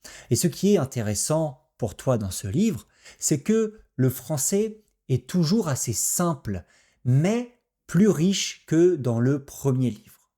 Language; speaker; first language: French; native; French